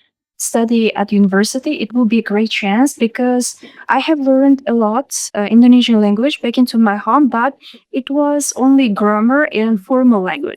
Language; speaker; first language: English; non-native, fluent; Uzbek